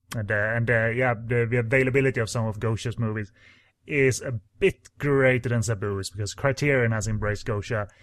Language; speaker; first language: English; non-native, fluent; Swedish